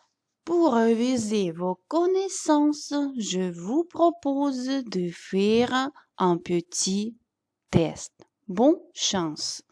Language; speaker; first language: French; non-native, fluent; Russian